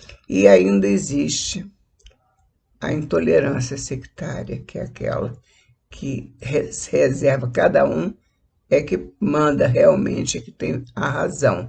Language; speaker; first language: Portuguese; native; Portuguese